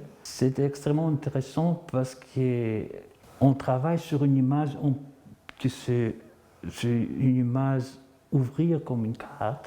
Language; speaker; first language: French; non-native, fluent; Greek